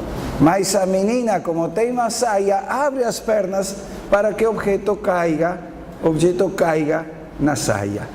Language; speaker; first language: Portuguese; non-native, fluent; Spanish